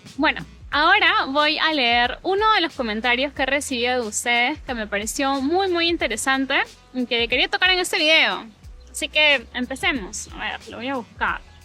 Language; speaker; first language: Spanish; native; Spanish